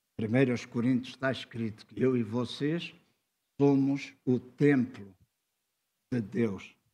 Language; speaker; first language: Portuguese; native; Portuguese